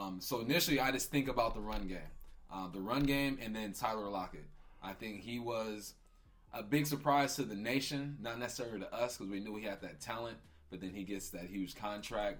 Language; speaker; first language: English; native; English